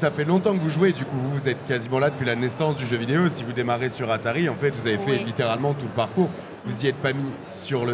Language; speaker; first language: French; native; French